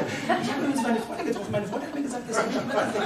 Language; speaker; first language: German; native; German